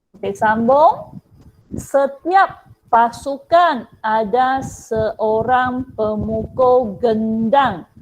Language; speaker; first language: Malay; non-native, local second language; Chinese